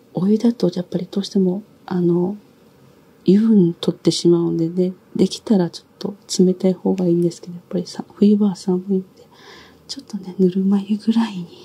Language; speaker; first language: Japanese; native; Japanese